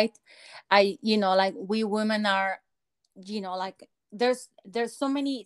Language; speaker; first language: English; non-native, fluent; Spanish